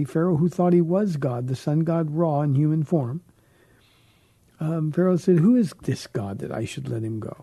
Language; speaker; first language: English; native; English